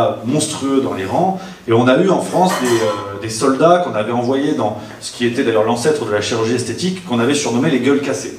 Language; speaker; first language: French; native; French